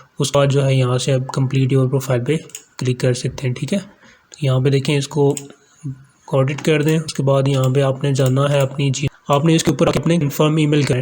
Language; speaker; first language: Urdu; non-native, local second language; Punjabi